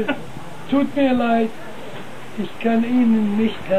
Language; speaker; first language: German; non-native, learner; English